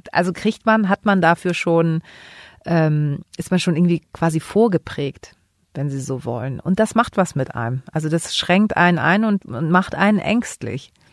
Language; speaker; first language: German; early bilingual, other home language; Greek